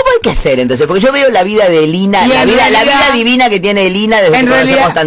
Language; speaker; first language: Spanish; native; Spanish